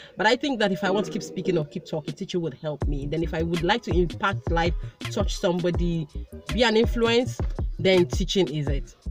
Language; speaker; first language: English; non-native, local second language; Igbo